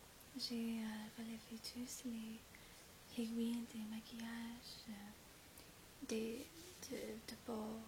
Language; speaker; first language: French; non-native, fluent; English